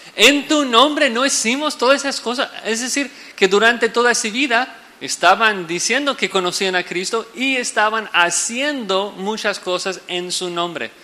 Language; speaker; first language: Spanish; non-native, fluent; English